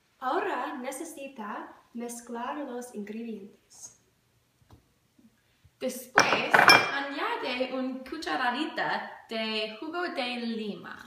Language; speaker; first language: Spanish; non-native, learner; English